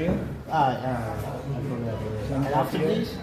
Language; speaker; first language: English; non-native, learner; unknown